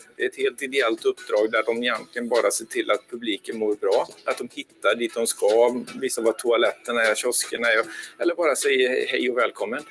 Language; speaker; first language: Swedish; native; Swedish